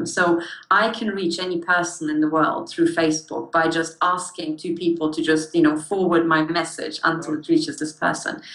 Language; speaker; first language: English; early bilingual, other home language; German